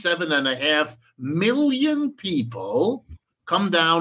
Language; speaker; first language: English; early bilingual, other home language; French